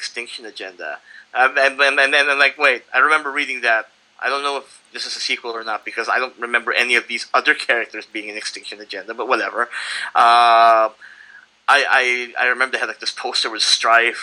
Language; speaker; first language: English; non-native, local second language; Filipino